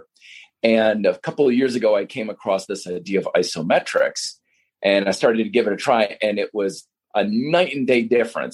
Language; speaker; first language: English; native; English